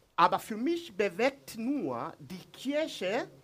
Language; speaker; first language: German; non-native, learner; Swahili